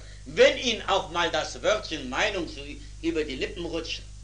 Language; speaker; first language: German; native; German